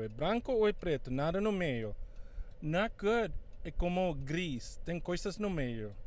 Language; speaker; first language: Portuguese; non-native, fluent; Spanish